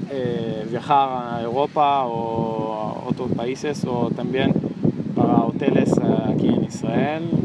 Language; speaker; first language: Spanish; non-native, learner; Hebrew